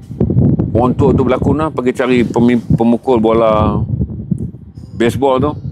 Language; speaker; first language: Malay; native; Malay